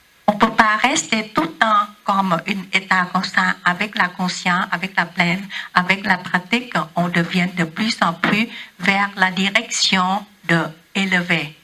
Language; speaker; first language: French; non-native, learner; Vietnamese